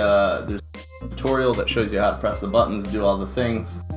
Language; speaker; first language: English; native; English